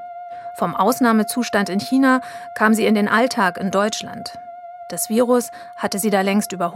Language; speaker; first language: German; native; German